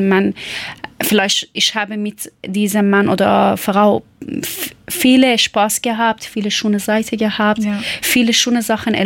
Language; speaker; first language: German; non-native, learner; Persian